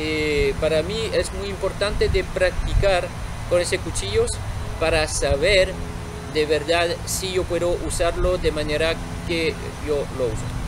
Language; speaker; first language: Spanish; non-native, fluent; French